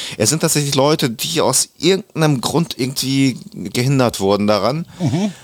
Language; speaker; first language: German; early bilingual, other home language; Russian